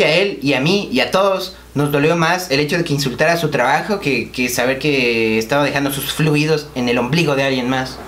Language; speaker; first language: Spanish; native; Spanish